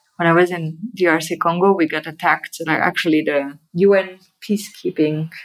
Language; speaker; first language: English; non-native, fluent; French